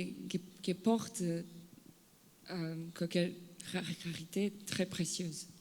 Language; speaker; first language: French; non-native, learner; Portuguese